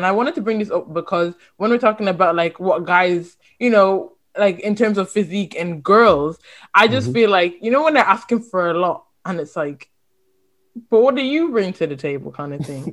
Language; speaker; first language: English; native; English